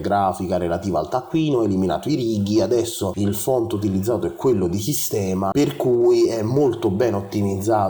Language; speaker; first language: Italian; native; Italian